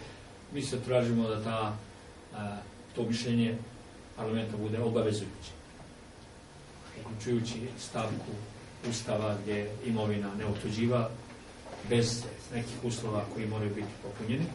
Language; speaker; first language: Serbian; native; Serbian